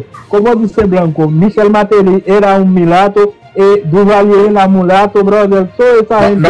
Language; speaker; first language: Spanish; non-native, fluent; Haitian Creole